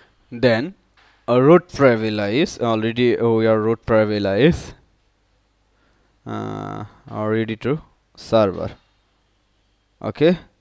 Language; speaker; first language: English; non-native, local second language; Bangla